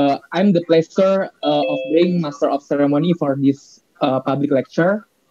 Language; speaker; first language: English; non-native, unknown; Indonesian